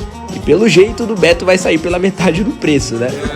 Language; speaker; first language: Portuguese; native; Portuguese